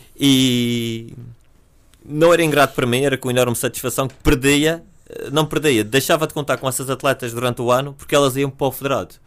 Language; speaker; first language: Portuguese; native; Portuguese